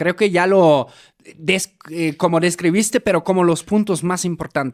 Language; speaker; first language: Spanish; native; Spanish